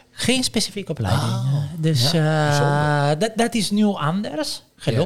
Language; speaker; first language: Dutch; non-native, fluent; Italian